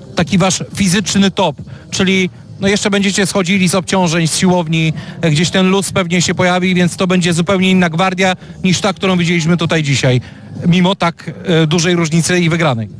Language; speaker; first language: Polish; native; Polish